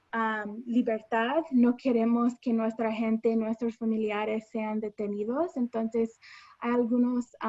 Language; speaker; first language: Spanish; non-native, fluent; English